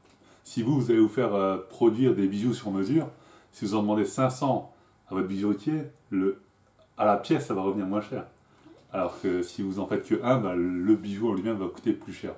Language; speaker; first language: French; native; French